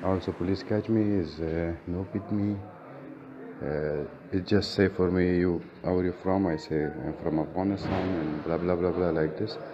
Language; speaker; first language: English; non-native, learner; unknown